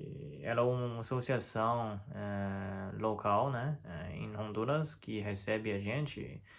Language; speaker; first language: Portuguese; non-native, fluent; Chinese